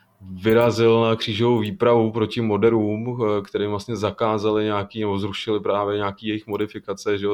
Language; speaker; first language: Czech; native; Czech